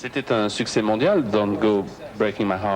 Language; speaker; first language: French; native; French